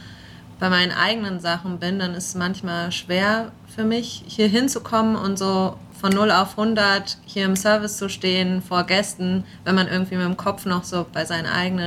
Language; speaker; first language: German; native; German